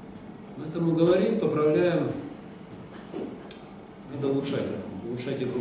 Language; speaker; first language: Russian; native; Russian